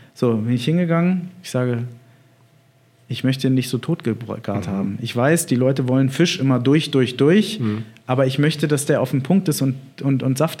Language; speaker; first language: German; native; German